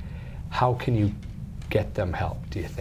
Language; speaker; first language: English; native; English